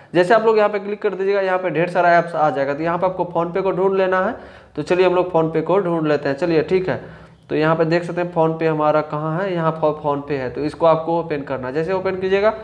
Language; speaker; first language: Hindi; native; Hindi